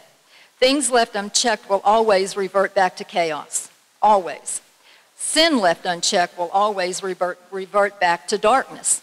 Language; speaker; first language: English; native; English